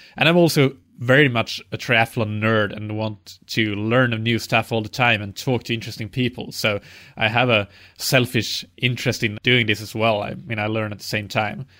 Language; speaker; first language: English; non-native, fluent; Swedish